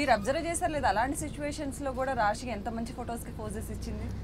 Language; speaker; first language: Telugu; native; Telugu